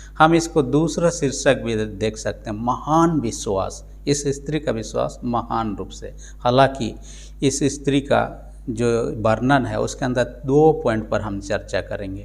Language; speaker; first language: Hindi; non-native, local second language; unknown